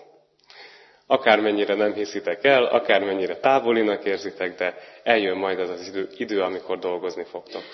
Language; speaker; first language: Hungarian; native; Hungarian